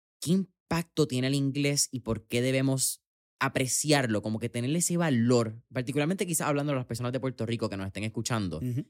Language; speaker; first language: Spanish; native; Spanish